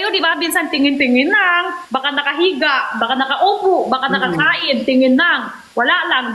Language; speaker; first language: Filipino; non-native, learner; Korean